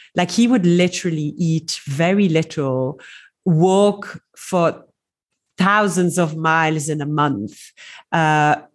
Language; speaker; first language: English; non-native, fluent; French